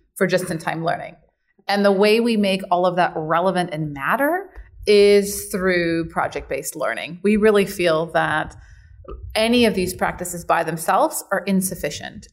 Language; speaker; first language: English; native; English